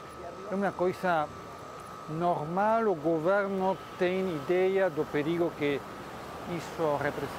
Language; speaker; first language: Portuguese; non-native, fluent; Spanish